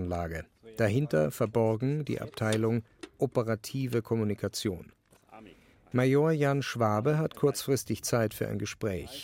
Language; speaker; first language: German; native; German